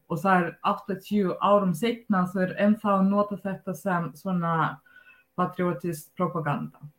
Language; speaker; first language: Icelandic; non-native, fluent; Russian